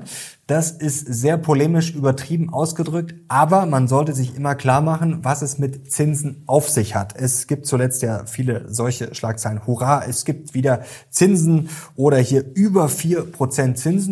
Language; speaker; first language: German; native; German